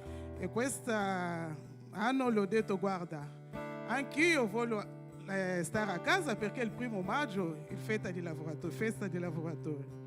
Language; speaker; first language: Italian; non-native, fluent; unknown